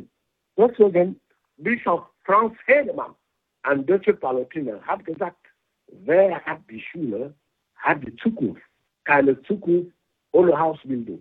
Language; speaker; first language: German; non-native, fluent; French